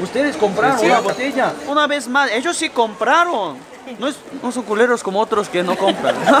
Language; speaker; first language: Spanish; non-native, fluent; Korean